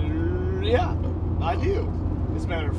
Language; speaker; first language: English; native; English